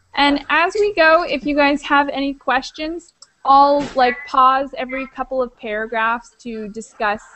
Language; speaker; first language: English; native; English